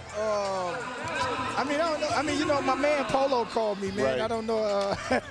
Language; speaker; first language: English; native; English